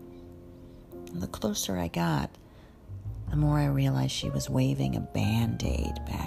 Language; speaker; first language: English; native; English